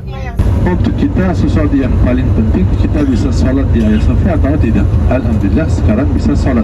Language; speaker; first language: Indonesian; non-native, learner; Turkish